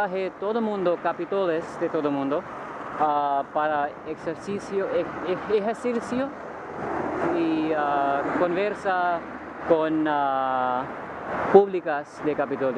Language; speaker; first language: Spanish; non-native, learner; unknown